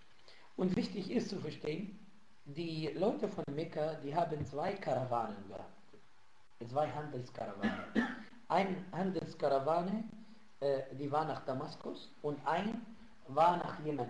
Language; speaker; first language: German; non-native, fluent; Arabic